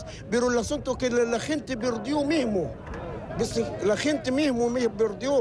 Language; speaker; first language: Spanish; non-native, learner; Arabic